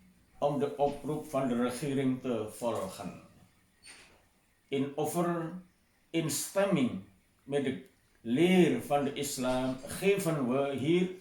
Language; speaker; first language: Dutch; non-native, fluent; Indonesian